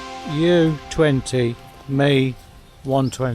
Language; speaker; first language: English; native; English